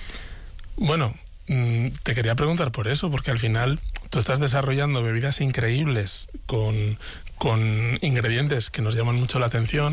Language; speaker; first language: Spanish; native; Spanish